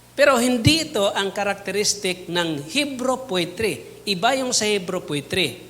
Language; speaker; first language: Filipino; non-native, local second language; Cebuano